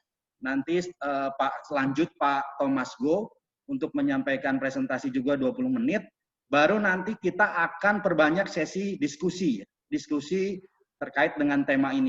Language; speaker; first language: Indonesian; native; Indonesian